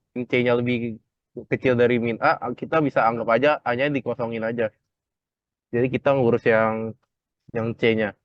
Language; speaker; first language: Indonesian; native; Indonesian